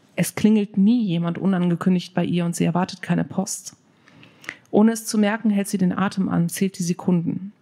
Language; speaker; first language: German; native; German